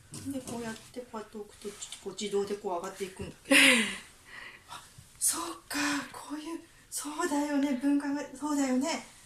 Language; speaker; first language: Japanese; native; Japanese